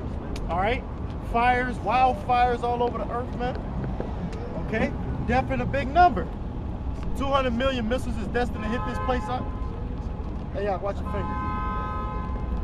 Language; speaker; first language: English; native; English